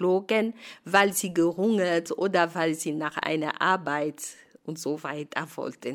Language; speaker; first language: German; non-native, fluent; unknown